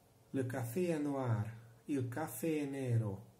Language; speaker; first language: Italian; non-native, learner; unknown